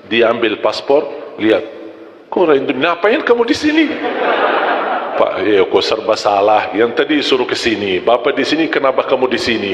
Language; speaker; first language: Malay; non-native, fluent; Arabic